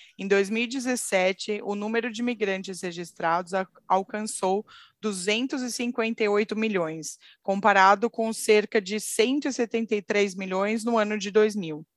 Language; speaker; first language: Portuguese; native; Portuguese